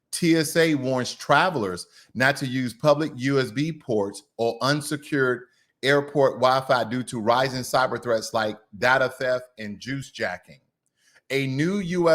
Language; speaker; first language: English; native; English